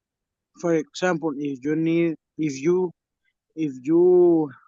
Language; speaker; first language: English; non-native, learner; Spanish